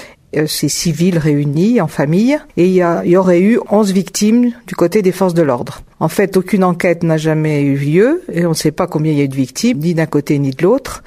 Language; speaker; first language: French; native; French